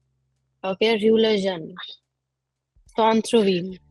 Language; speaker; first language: French; non-native, fluent; Hindi